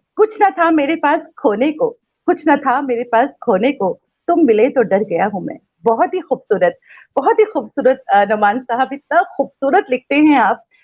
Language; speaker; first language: Hindi; native; Hindi